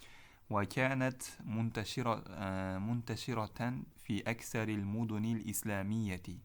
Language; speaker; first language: Arabic; non-native, fluent; Uzbek